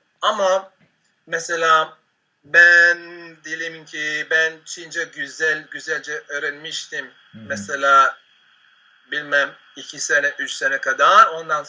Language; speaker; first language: Turkish; non-native, learner; Spanish